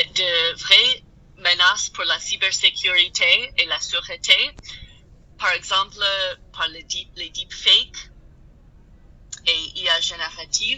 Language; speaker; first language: French; non-native, learner; English